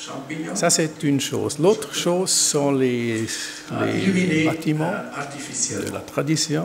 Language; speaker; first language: French; non-native, learner; German